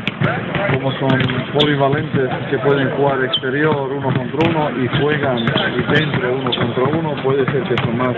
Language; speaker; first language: Spanish; non-native, fluent; Serbian